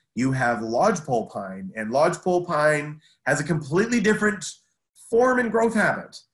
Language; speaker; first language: English; native; English